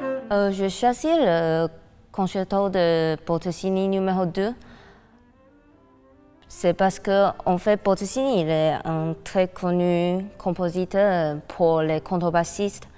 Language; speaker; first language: French; non-native, learner; Chinese